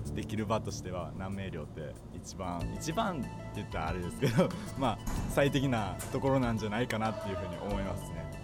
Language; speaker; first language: Japanese; native; Japanese